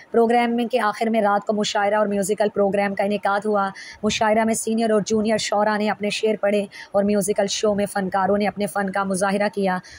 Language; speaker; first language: Urdu; non-native, local second language; Baluchi